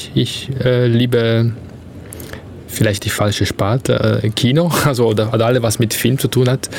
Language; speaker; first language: German; non-native, fluent; Italian